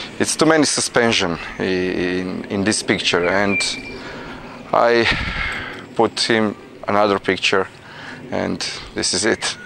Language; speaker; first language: English; non-native, learner; Croatian